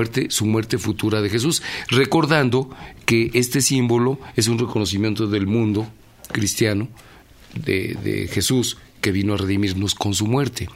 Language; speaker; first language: Spanish; native; Spanish